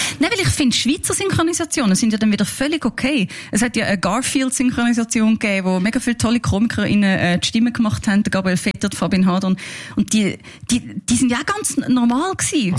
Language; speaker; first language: German; native; German